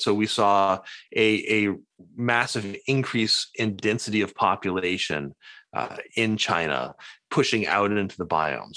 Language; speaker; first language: English; native; English